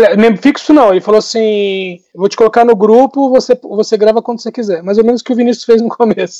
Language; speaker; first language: Portuguese; native; Portuguese